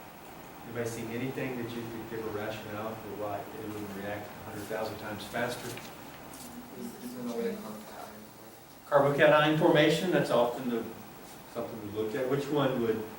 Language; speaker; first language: English; native; English